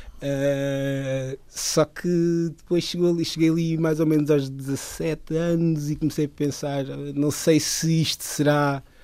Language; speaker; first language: Portuguese; early bilingual, other home language; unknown